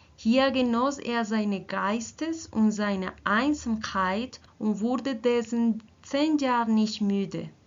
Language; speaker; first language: German; non-native, learner; Spanish